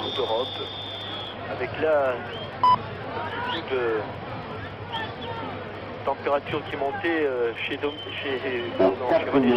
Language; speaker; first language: French; native; French